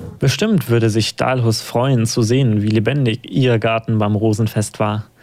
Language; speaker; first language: German; native; German